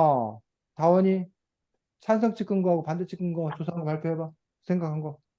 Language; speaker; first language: Korean; native; Korean